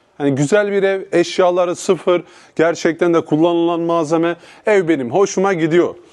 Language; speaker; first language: Turkish; native; Turkish